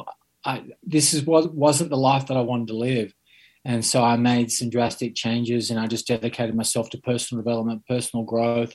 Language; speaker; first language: English; native; English